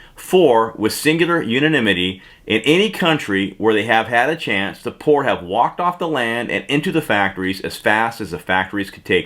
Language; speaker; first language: English; native; English